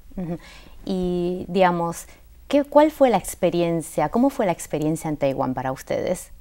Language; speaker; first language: Spanish; non-native, fluent; Chinese